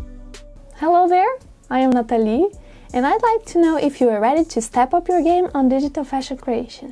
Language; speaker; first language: English; non-native, fluent; Portuguese